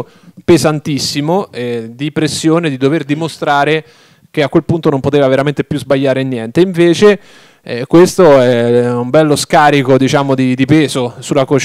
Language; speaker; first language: Italian; native; Italian